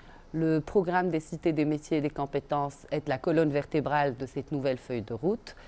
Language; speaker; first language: French; non-native, local second language; Arabic